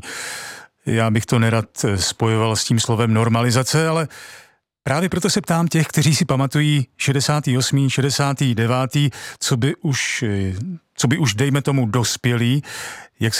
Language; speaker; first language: Czech; native; Czech